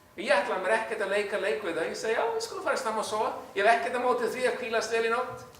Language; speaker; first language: Icelandic; non-native, fluent; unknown